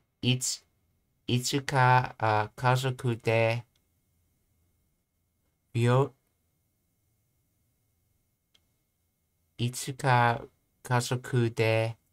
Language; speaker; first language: Japanese; non-native, learner; English